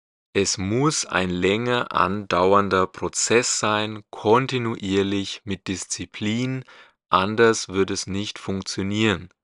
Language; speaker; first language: German; native; German